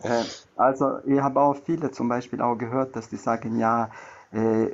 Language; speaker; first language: German; non-native, learner; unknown